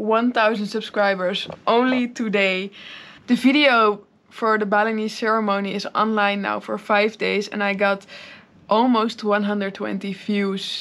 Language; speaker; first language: English; non-native, fluent; Dutch